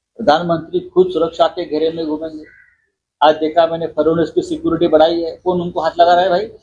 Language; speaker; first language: Hindi; non-native, local second language; Marathi